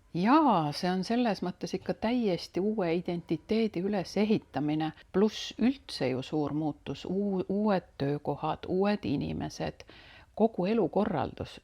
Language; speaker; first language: Estonian; native; Estonian